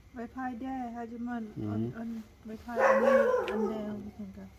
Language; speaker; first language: Korean; non-native, learner; Lao